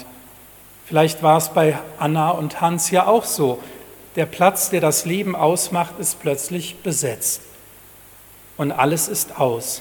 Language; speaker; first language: German; native; German